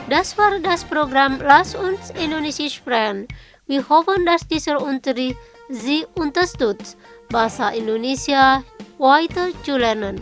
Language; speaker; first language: German; non-native, fluent; Indonesian